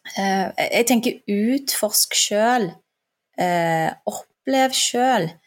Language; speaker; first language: Norwegian; early bilingual, other home language; Turkish